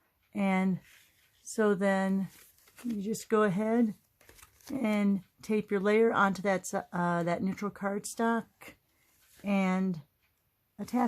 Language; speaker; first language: English; native; English